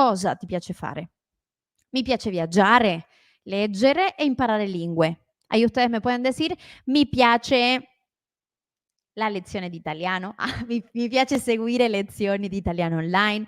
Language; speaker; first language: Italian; non-native, fluent; Spanish